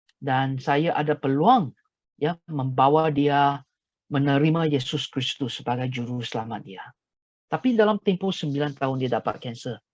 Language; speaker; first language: Malay; non-native, local second language; Chinese